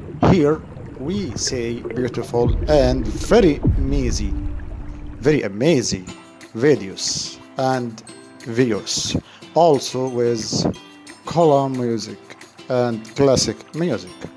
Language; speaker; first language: English; non-native, learner; Arabic